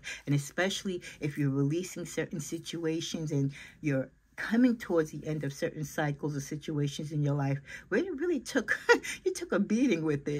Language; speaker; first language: English; native; English